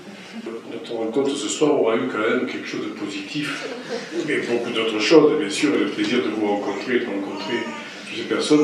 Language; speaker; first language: French; native; French